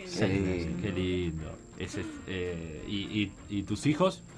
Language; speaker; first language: Spanish; native; Spanish